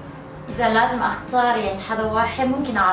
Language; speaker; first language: Arabic; non-native, learner; Korean